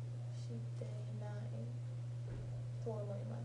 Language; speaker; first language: Japanese; non-native, learner; English